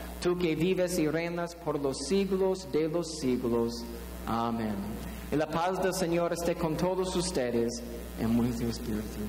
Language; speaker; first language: Spanish; non-native, fluent; English